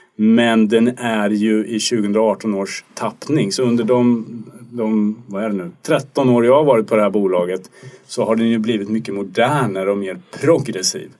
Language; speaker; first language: Swedish; native; Swedish